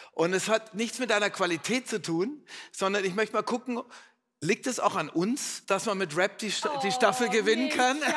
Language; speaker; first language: German; native; German